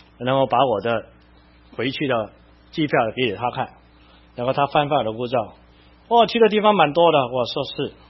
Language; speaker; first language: Chinese; non-native, local second language; Cantonese